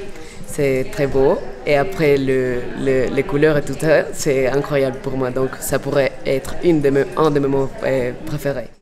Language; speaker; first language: French; non-native, fluent; Spanish